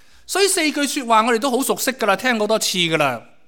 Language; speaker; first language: Cantonese; native; Cantonese